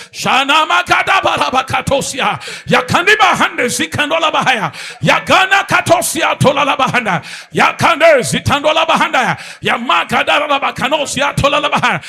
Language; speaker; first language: Swahili; native; Swahili